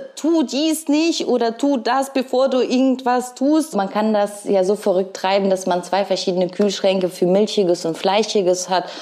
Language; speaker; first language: German; early bilingual, other home language; Ukrainian